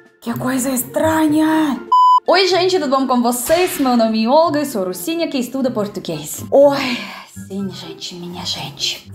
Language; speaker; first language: Portuguese; non-native, fluent; Russian